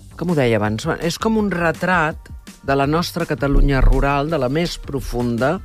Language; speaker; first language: Catalan; early bilingual, heritage; Catalan